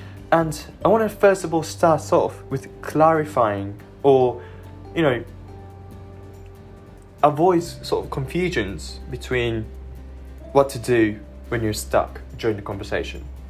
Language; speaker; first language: English; non-native, fluent; Japanese